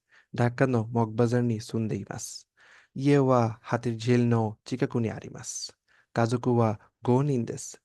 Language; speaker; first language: Japanese; non-native, learner; Bangla